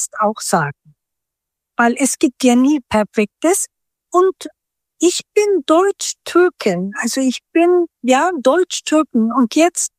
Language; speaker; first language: German; non-native, local second language; Turkish